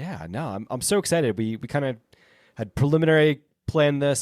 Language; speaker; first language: English; native; English